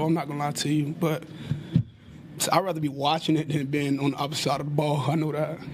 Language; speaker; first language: English; native; English